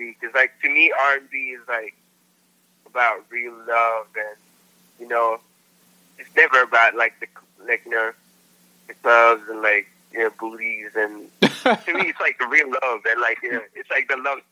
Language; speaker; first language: English; non-native, local second language; Filipino